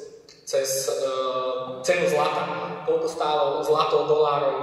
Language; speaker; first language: Slovak; native; Slovak